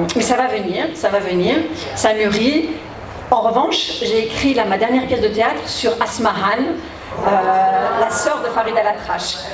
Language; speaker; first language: French; early bilingual, heritage; French